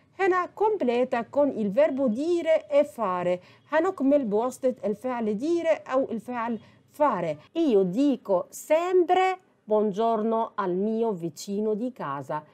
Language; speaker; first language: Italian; non-native, fluent; Arabic